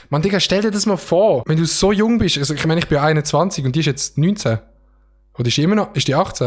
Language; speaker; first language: German; native; German